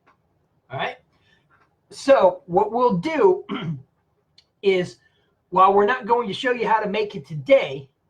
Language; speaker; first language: English; native; English